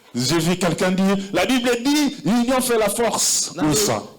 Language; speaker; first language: French; non-native, local second language; Lingala